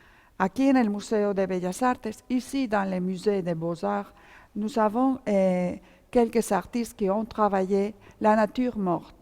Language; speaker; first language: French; non-native, fluent; Spanish